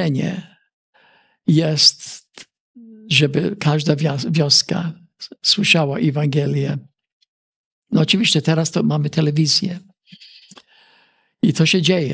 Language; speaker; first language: Polish; early bilingual, heritage; Polish